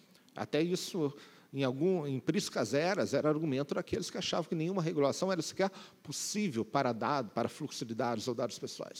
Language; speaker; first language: Portuguese; native; Portuguese